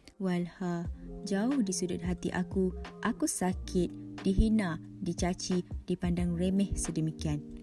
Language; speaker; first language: Malay; native; Malay